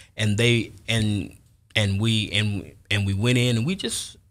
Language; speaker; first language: English; native; English